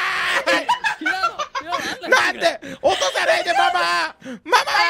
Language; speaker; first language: Japanese; native; Japanese